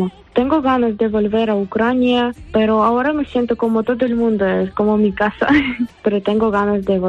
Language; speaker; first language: Spanish; non-native, learner; Ukrainian